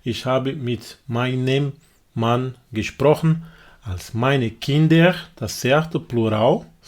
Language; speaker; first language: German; non-native, fluent; Portuguese